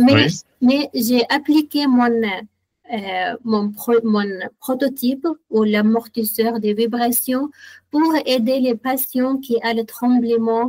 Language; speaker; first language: French; non-native, fluent; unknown